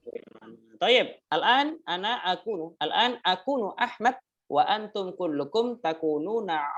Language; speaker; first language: Arabic; non-native, fluent; Indonesian